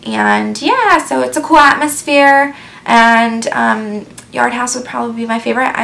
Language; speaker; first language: English; native; English